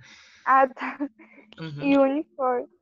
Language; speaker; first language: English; non-native, learner; Portuguese